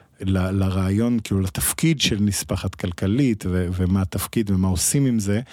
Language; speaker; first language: Hebrew; native; Hebrew